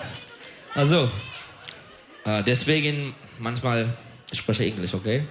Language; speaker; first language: German; non-native, learner; Turkish